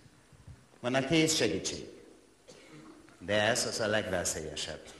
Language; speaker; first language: Hungarian; non-native, learner; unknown